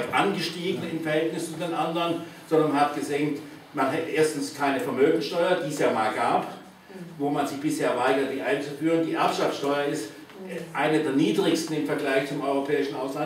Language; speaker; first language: German; native; German